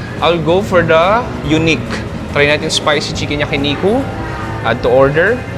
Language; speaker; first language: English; non-native, local second language; Filipino